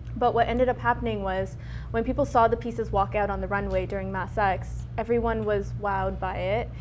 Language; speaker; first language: English; native; English